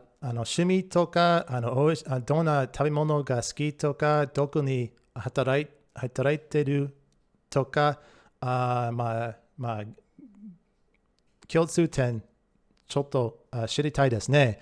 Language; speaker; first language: Japanese; non-native, learner; English